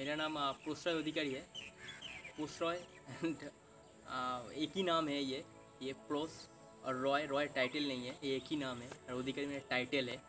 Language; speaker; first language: Hindi; non-native, local second language; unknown